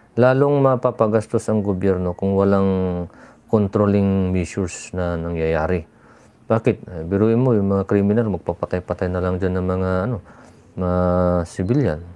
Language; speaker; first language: Filipino; non-native, local second language; Iloko